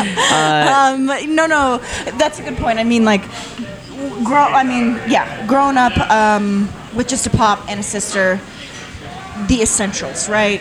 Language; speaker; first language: English; native; English